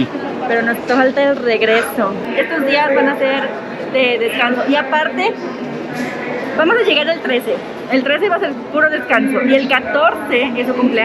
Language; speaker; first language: Spanish; native; Spanish